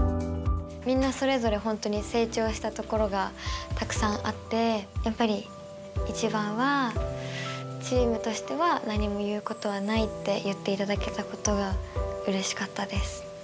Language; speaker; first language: Japanese; native; Japanese